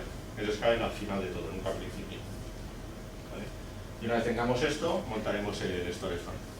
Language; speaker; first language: Spanish; native; Spanish